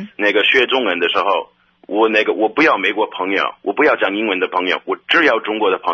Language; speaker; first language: Chinese; non-native, fluent; English